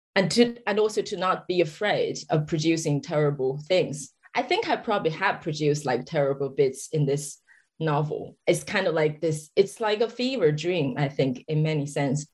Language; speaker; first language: English; non-native, fluent; Chinese